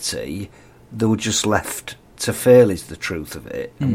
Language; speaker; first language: English; native; English